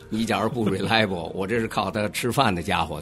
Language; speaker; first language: Chinese; native; Chinese